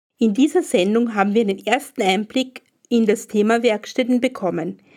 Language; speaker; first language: German; native; German